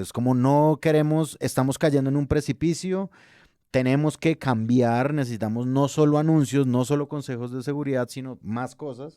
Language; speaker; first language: Spanish; native; Spanish